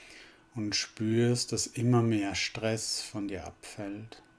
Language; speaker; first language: German; native; German